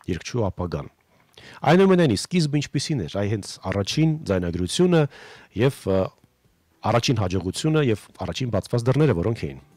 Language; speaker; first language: Armenian; native; Armenian